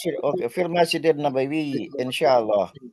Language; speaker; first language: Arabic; non-native, learner; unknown